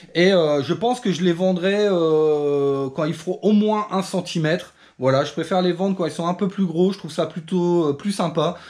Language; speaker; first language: French; native; French